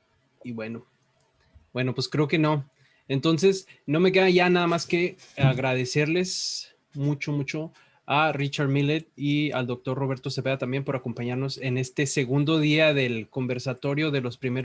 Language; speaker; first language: Spanish; native; Spanish